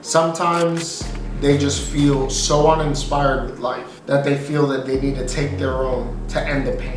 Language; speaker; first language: English; native; English